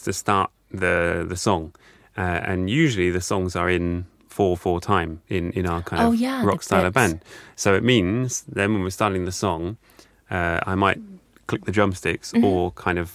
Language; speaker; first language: English; native; English